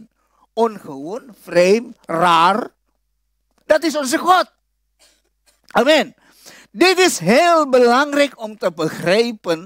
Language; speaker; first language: Dutch; non-native, fluent; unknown